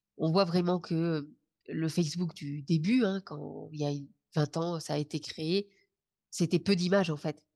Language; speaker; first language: French; native; French